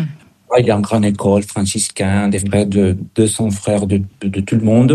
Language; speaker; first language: French; non-native, fluent; Spanish